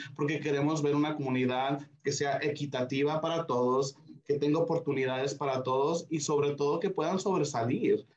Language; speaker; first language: Spanish; early bilingual, heritage; Spanish